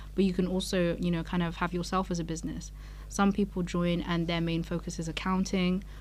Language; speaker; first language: English; non-native, local second language; Yoruba